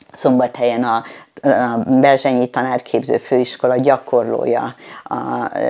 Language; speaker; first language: Hungarian; native; Hungarian